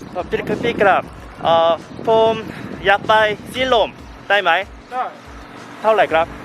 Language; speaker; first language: Thai; non-native, learner; Korean